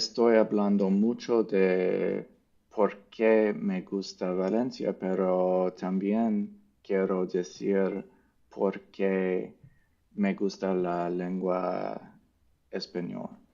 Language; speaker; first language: Spanish; non-native, learner; English